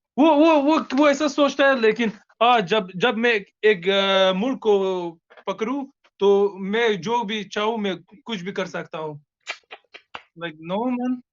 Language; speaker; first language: Hindi; non-native, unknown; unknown